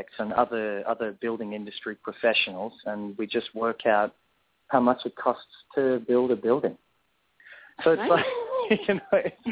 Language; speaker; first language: English; native; English